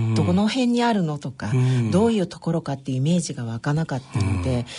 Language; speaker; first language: Japanese; early bilingual, other home language; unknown